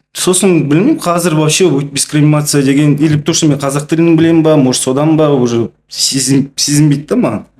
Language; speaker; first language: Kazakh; non-native, local second language; Russian